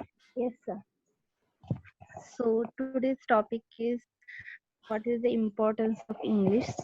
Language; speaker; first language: English; non-native, learner; Bangla